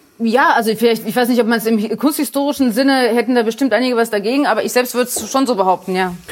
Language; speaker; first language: German; early bilingual, other home language; Polish